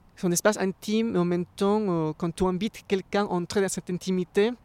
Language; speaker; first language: French; non-native, fluent; Spanish